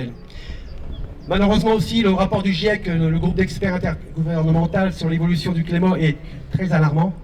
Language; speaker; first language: French; native; French